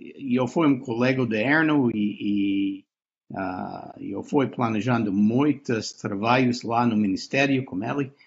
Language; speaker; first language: Portuguese; non-native, fluent; English